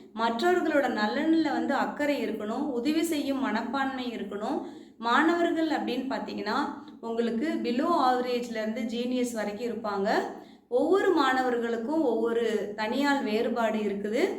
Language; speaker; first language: Tamil; native; Tamil